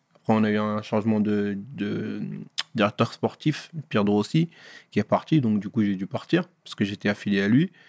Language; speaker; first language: French; native; French